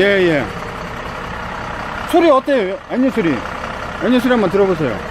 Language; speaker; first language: Korean; native; Korean